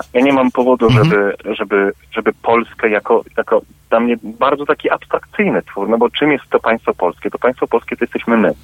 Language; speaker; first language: Polish; native; Polish